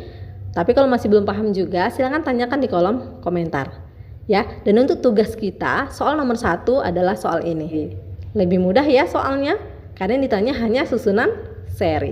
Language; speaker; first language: Indonesian; native; Indonesian